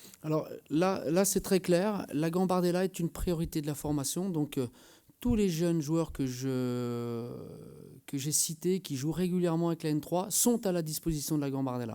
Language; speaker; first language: French; native; French